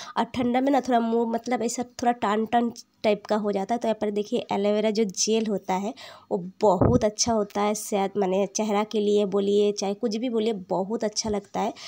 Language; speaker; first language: Hindi; non-native, local second language; Bangla